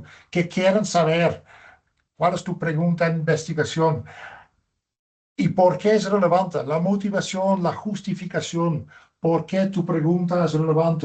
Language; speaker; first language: Spanish; non-native, fluent; Dutch